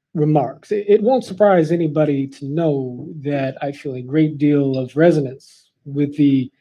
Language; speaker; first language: English; native; English